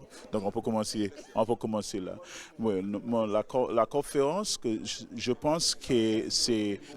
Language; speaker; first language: French; non-native, local second language; English